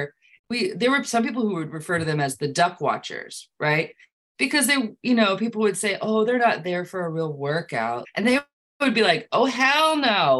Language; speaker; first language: English; native; English